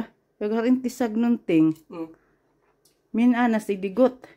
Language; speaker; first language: Swedish; non-native, learner; Filipino